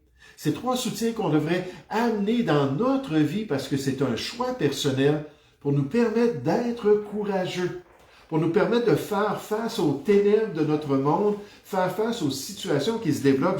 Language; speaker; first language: French; native; French